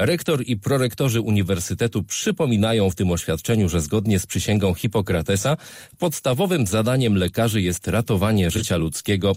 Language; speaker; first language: Polish; native; Polish